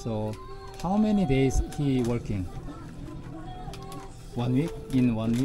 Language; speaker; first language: English; non-native, learner; Korean